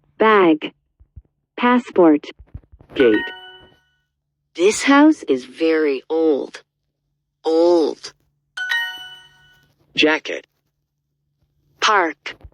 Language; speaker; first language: English; non-native, learner; Turkish